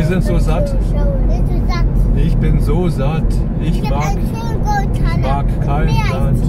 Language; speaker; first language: German; native; German